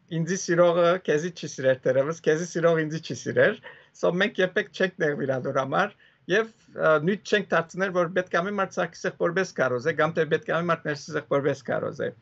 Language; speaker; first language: Armenian; early bilingual, heritage; Armenian